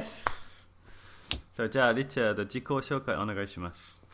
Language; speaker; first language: Japanese; non-native, fluent; English